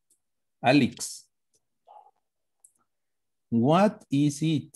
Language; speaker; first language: English; non-native, learner; Spanish